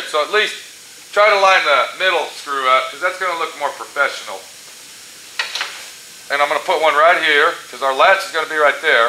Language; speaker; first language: English; native; English